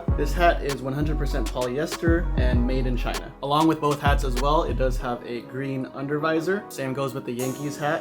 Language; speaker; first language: English; native; English